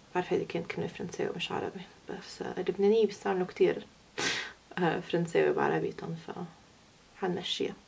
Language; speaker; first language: Arabic; early bilingual, heritage; Arabic